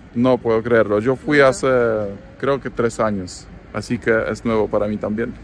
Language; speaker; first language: Spanish; non-native, fluent; Polish